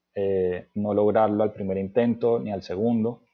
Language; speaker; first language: Spanish; native; Spanish